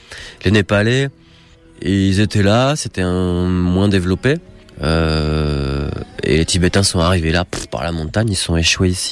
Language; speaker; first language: French; native; French